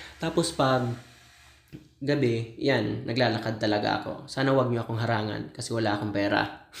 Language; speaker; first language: Filipino; non-native, local second language; Bikol